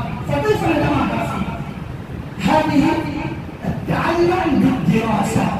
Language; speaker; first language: Arabic; non-native, fluent; Urdu